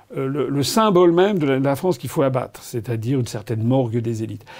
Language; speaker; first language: French; native; French